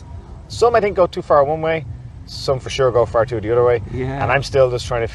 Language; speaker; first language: English; native; English